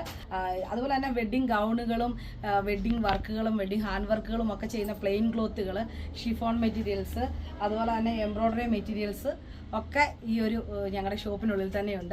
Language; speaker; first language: Malayalam; native; Malayalam